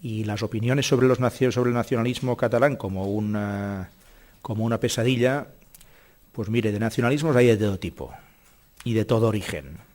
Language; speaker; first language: Spanish; non-native, local second language; Catalan